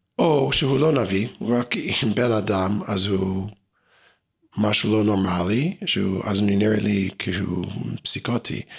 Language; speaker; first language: Hebrew; non-native, fluent; English